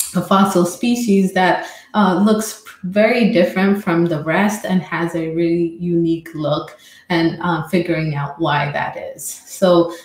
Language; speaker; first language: English; non-native, fluent; Amharic